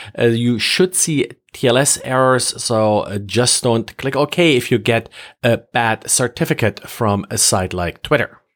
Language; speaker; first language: English; non-native, fluent; German